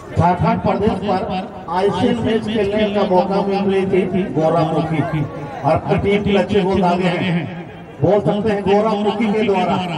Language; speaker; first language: Hindi; native; Hindi